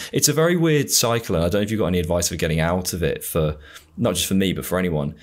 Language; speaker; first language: English; native; English